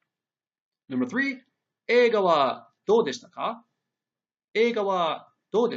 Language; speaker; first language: Japanese; non-native, fluent; English